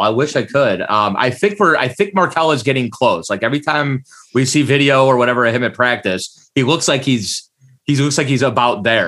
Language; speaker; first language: English; native; English